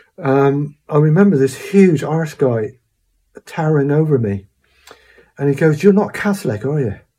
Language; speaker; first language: English; native; English